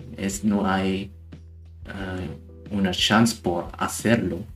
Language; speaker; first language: Spanish; non-native, learner; German